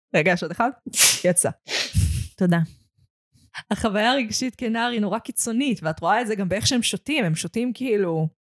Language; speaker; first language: Hebrew; native; Hebrew